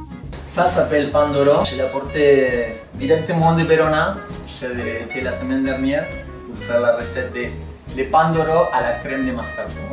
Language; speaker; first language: French; non-native, fluent; Spanish